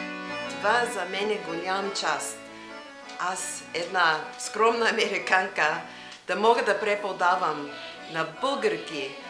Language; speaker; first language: Bulgarian; non-native, learner; English